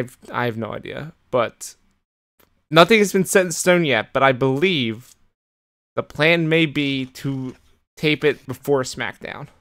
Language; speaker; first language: English; native; English